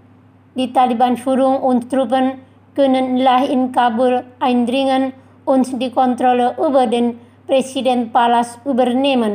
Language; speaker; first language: German; non-native, fluent; Indonesian